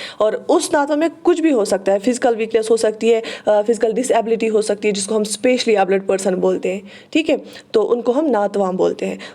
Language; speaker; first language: Urdu; non-native, local second language; Kashmiri